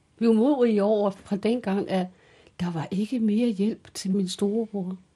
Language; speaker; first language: Danish; early bilingual, other home language; Kalaallisut